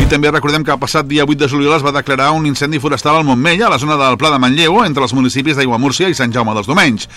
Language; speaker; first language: Catalan; native; Catalan